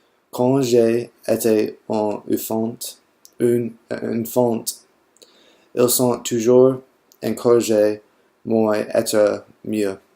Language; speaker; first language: French; non-native, learner; English